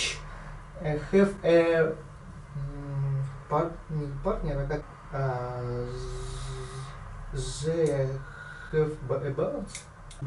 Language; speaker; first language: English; non-native, learner; Russian